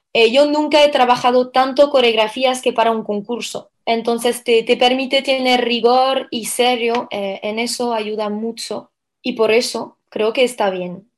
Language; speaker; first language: Spanish; non-native, fluent; French